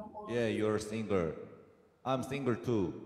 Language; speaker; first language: English; non-native, learner; Korean